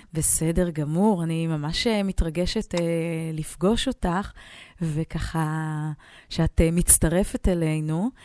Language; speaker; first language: Hebrew; native; Hebrew